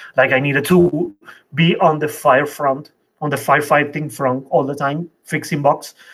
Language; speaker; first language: English; non-native, fluent; Spanish